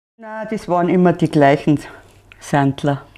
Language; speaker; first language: German; native; German